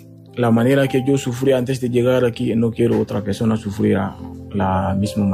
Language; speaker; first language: Spanish; non-native, learner; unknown